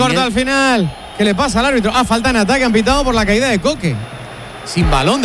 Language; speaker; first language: Spanish; native; Spanish